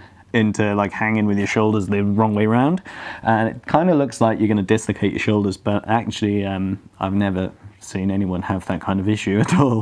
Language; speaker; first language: English; native; English